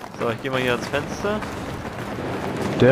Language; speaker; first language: German; native; German